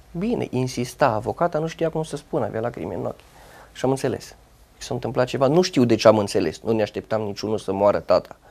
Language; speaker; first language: Romanian; native; Romanian